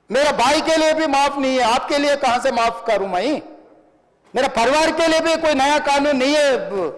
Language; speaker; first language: Hindi; non-native, local second language; Telugu